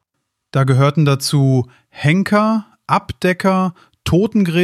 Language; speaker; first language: German; native; German